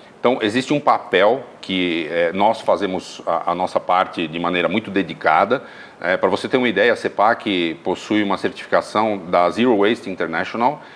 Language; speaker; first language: Portuguese; native; Portuguese